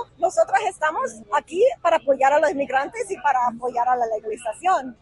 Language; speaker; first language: Spanish; non-native, fluent; English